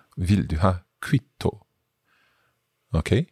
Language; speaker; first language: Swedish; non-native, learner; English